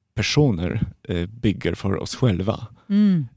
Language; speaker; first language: Swedish; non-native, fluent; Polish